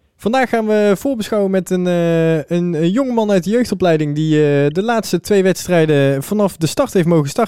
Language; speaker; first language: Dutch; native; Dutch